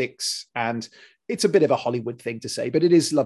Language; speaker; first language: English; native; English